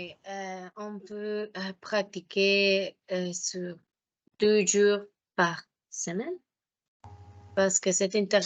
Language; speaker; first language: French; non-native, learner; Spanish